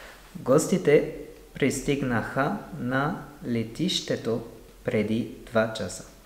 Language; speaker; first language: Bulgarian; non-native, learner; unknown